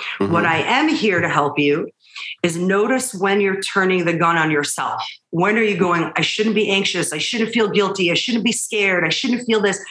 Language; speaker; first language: English; early bilingual, other home language; Hebrew